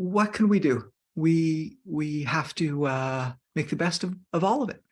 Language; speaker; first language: English; native; English